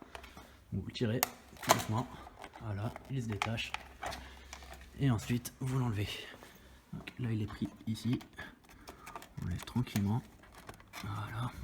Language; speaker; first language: French; native; French